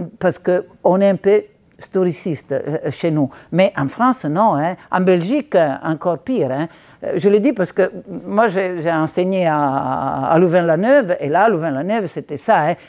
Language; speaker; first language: French; non-native, fluent; Italian